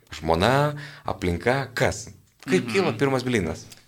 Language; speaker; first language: Lithuanian; native; Lithuanian